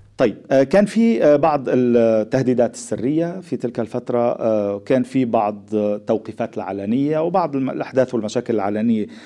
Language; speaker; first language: Arabic; native; Arabic